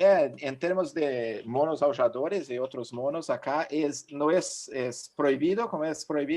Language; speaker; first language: Spanish; non-native, fluent; Portuguese